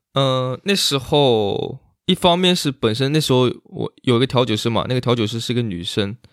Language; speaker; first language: Chinese; native; Chinese